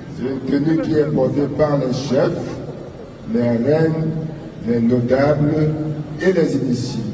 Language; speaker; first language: French; non-native, local second language; Ghomala